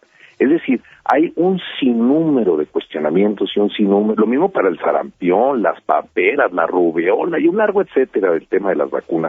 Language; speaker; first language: Spanish; native; Spanish